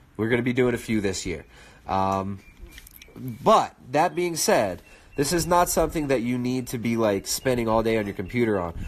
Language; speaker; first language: English; native; English